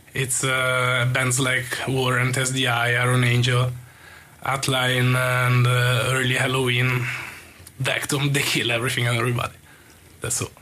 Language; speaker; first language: English; non-native, fluent; Italian